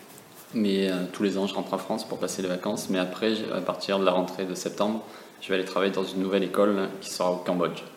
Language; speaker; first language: French; native; French